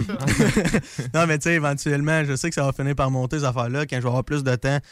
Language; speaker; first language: French; native; French